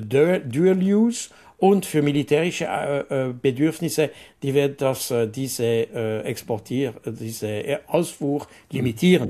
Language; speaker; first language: German; non-native, local second language; French